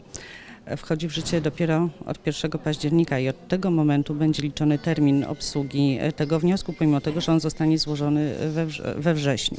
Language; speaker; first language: Polish; native; Polish